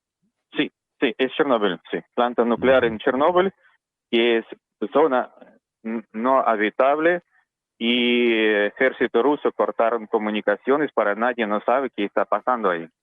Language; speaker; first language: Spanish; non-native, learner; Russian